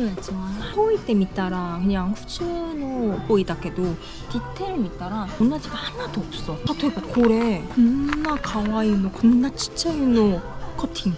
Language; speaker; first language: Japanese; non-native, learner; Korean